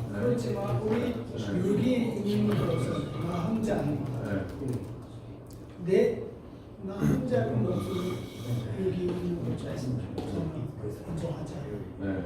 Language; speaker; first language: Korean; non-native, learner; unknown